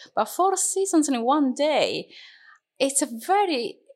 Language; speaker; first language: English; non-native, fluent; Italian